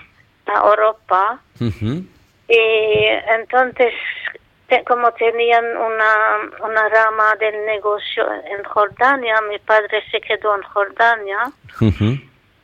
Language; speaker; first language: Spanish; non-native, fluent; Arabic